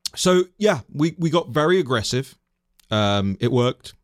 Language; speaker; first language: English; native; English